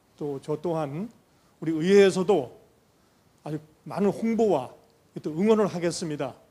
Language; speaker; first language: Korean; native; Korean